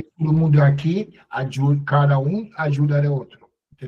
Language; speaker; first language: Portuguese; non-native, learner; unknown